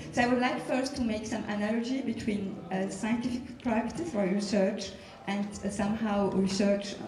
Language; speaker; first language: English; non-native, fluent; French